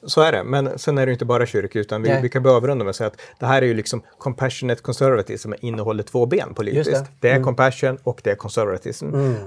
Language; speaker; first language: Swedish; native; Swedish